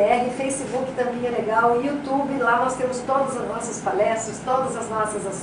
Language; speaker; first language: Portuguese; native; Portuguese